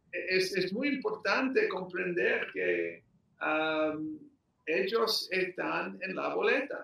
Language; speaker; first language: Spanish; early bilingual, heritage; English